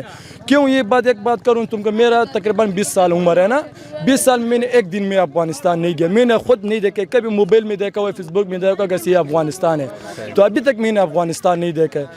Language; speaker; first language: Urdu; non-native, local second language; Pashto